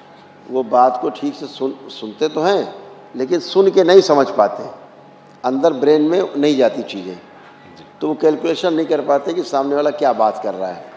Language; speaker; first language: Hindi; native; Hindi